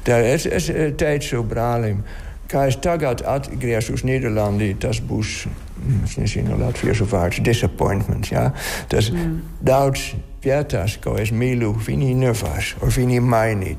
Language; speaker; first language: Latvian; non-native, learner; Dutch